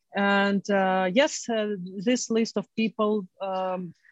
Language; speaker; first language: English; non-native, fluent; Ukrainian